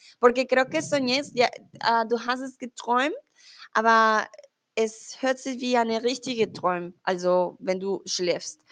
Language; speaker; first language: German; non-native, learner; Spanish